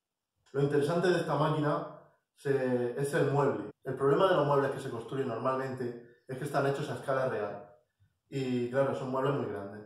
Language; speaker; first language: Spanish; native; Spanish